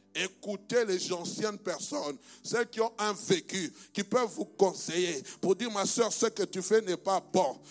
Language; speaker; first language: French; non-native, local second language; Lingala